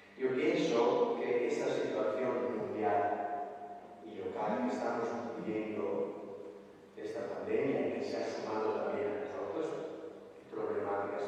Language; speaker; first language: Spanish; non-native, fluent; Italian